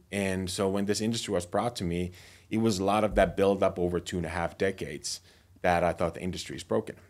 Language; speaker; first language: English; non-native, fluent; Finnish